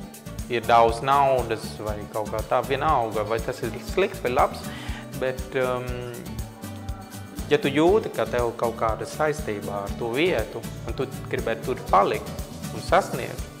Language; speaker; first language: Latvian; non-native, fluent; Vietnamese